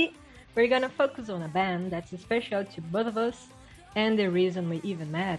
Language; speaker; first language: English; non-native, fluent; Portuguese